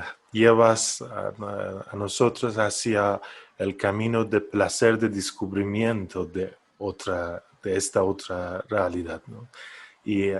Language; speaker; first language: Spanish; non-native, fluent; Persian